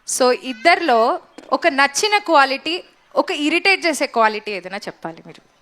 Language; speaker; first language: Telugu; native; Telugu